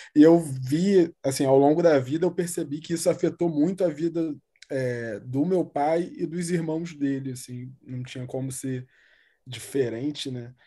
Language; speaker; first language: Portuguese; native; Portuguese